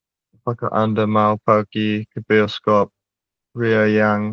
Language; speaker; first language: Indonesian; non-native, learner; English